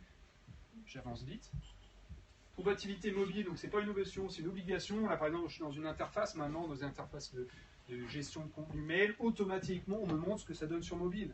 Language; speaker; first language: French; native; French